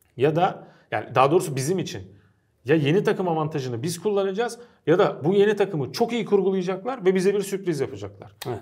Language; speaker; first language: Turkish; native; Turkish